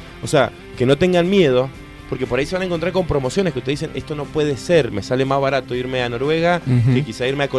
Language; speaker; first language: Spanish; native; Spanish